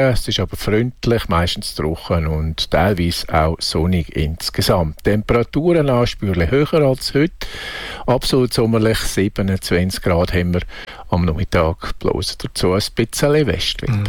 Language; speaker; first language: German; native; German